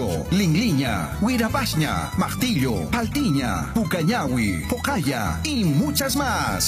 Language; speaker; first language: Spanish; native; Spanish